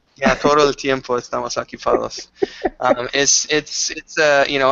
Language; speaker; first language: Spanish; non-native, fluent; English